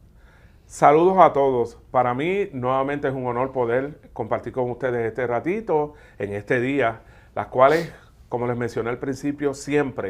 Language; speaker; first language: Spanish; native; Spanish